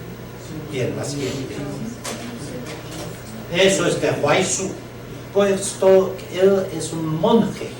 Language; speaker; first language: Spanish; non-native, learner; Chinese